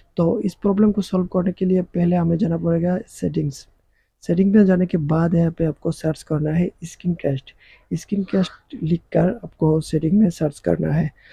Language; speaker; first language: Hindi; non-native, local second language; Bangla